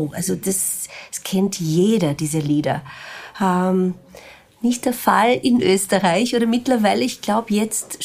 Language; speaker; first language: German; non-native, fluent; Portuguese